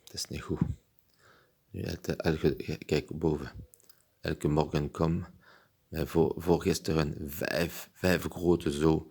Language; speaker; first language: Dutch; non-native, learner; French